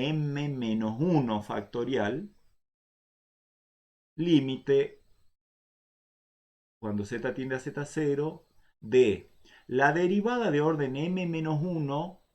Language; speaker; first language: Spanish; native; Spanish